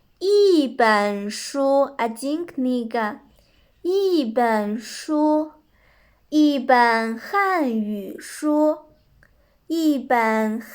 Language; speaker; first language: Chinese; non-native, fluent; Kyrgyz